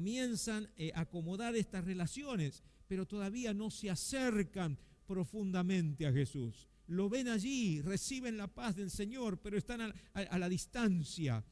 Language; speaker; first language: Spanish; native; Spanish